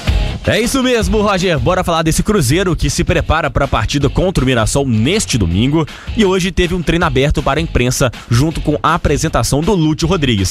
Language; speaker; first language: Portuguese; native; Portuguese